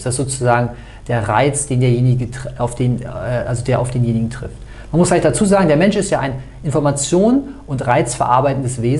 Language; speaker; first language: German; native; German